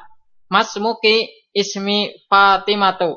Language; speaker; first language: Arabic; non-native, learner; Indonesian